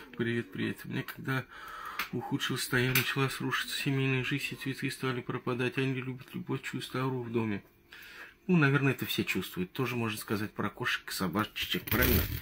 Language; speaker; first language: Russian; native; Russian